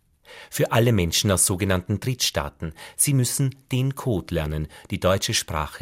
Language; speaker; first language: German; native; German